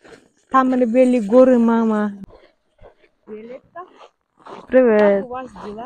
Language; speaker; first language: Russian; non-native, local second language; Yakut